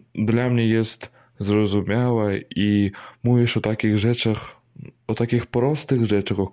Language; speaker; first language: Polish; non-native, learner; Russian